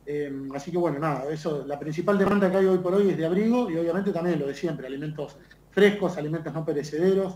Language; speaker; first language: Spanish; native; Spanish